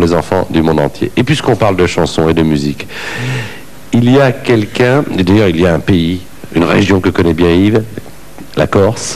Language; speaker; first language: French; native; French